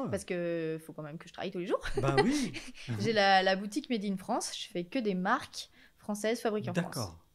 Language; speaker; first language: French; native; French